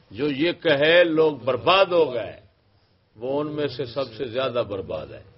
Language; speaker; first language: Urdu; non-native, local second language; Punjabi